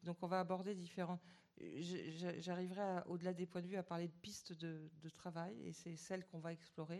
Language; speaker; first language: French; native; French